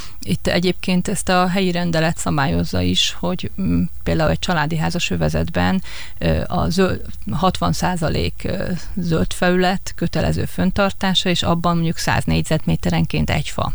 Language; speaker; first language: Hungarian; native; Hungarian